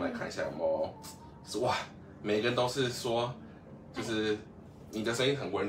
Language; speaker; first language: Chinese; native; Chinese